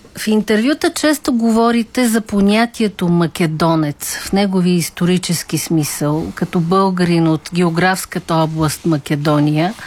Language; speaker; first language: Bulgarian; native; Bulgarian